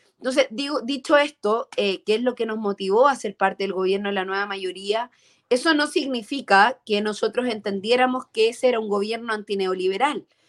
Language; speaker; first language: Spanish; native; Spanish